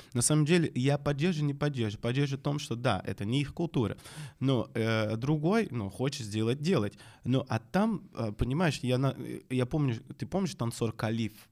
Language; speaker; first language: Russian; non-native, fluent; Portuguese